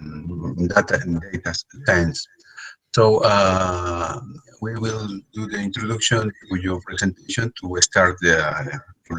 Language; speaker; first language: English; non-native, fluent; Spanish